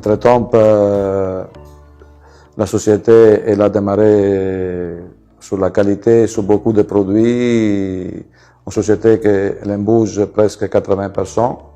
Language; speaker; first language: French; non-native, fluent; Italian